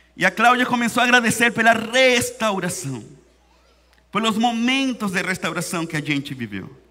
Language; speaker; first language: Portuguese; non-native, fluent; Spanish